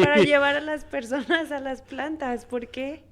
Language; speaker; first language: Spanish; native; Spanish